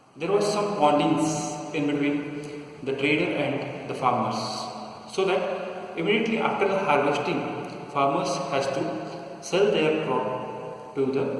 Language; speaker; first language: English; non-native, local second language; Kannada